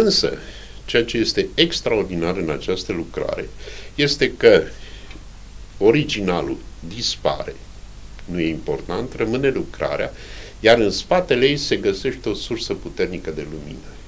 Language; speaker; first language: Romanian; native; Romanian